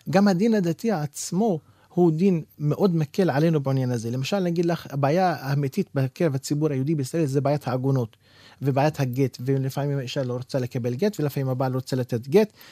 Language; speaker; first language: Hebrew; non-native, local second language; Arabic